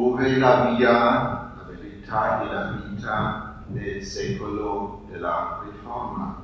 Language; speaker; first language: Italian; non-native, fluent; German